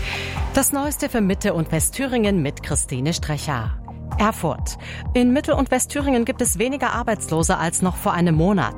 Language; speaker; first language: German; native; German